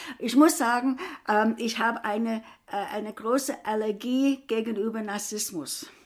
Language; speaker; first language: German; non-native, fluent; English